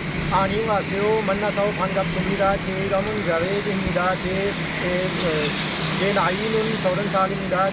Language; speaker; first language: Korean; non-native, learner; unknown